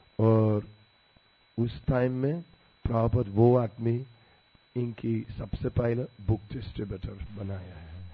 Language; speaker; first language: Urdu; non-native, learner; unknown